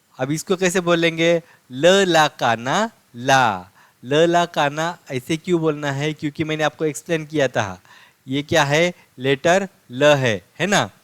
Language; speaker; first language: Hindi; non-native, local second language; Marathi